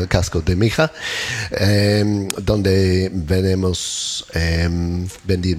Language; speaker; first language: Spanish; non-native, learner; English